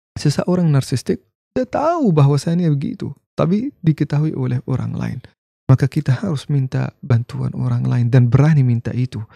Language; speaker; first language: Indonesian; non-native, fluent; Arabic